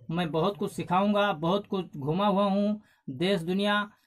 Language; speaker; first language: Hindi; native; Hindi